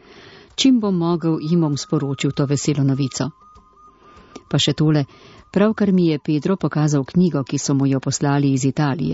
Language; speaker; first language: Slovenian; native; Slovenian